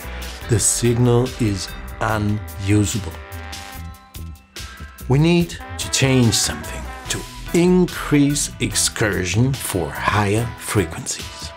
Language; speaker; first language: English; non-native, fluent; German